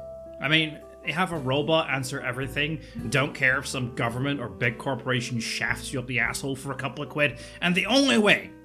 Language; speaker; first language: English; native; English